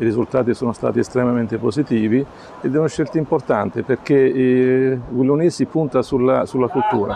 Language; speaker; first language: Italian; native; Italian